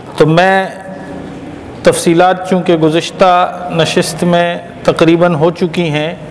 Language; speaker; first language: Urdu; native; Urdu